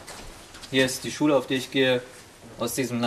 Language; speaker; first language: German; early bilingual, other home language; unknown